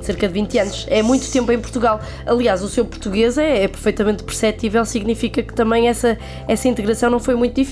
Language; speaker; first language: Portuguese; native; Portuguese